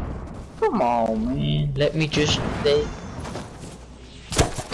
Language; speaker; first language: English; non-native, fluent; Dutch